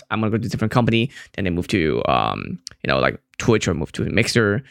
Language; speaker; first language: English; non-native, local second language; Cantonese